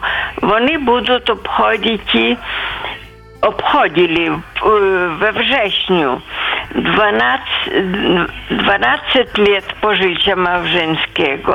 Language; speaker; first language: Polish; non-native, local second language; Belarusian